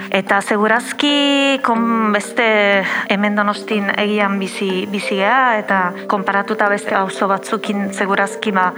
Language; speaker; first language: Basque; non-native, fluent; Italian